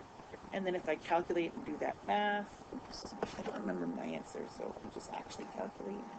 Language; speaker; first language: English; native; English